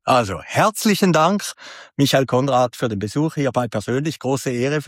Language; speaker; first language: German; native; German